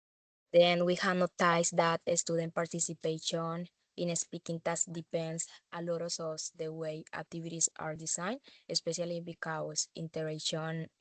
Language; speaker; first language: English; non-native, learner; Spanish